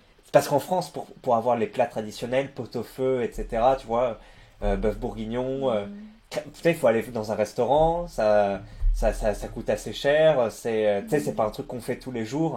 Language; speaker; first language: French; native; French